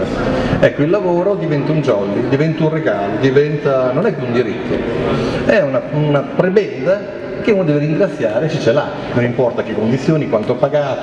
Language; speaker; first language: Italian; native; Italian